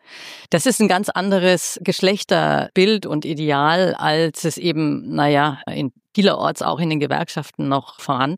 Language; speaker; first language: German; native; German